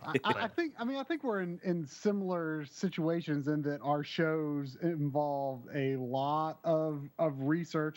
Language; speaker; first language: English; native; English